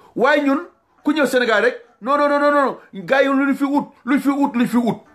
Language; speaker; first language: Wolof; non-native, local second language; Fula